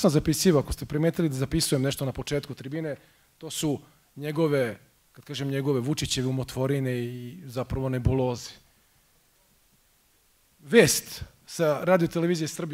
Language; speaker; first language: Croatian; native; Croatian